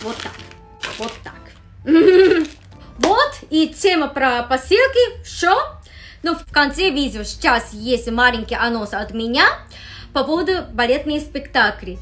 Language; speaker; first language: Russian; non-native, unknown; Japanese